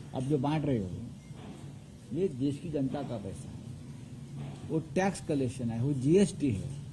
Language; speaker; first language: Hindi; non-native, local second language; Marathi